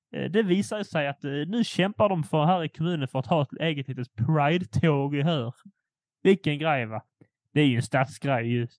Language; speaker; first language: Swedish; early bilingual, other home language; Polish